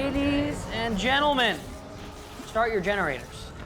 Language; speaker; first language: English; native; English